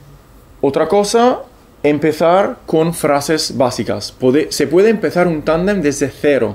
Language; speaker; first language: Spanish; non-native, fluent; Italian